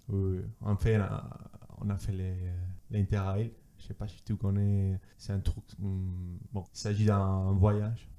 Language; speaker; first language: French; non-native, fluent; Spanish